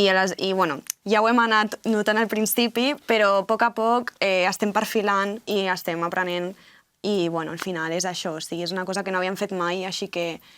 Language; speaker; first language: Catalan; non-native, local second language; Spanish